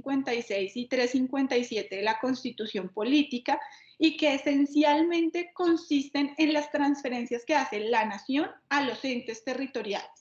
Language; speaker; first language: Spanish; native; Spanish